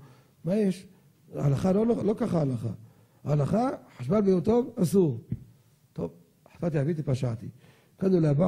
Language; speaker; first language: Hebrew; native; Hebrew